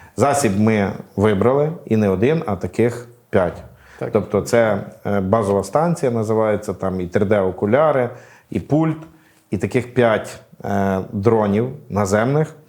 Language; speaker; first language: Ukrainian; native; Ukrainian